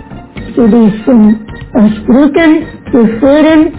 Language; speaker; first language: German; non-native, fluent; Indonesian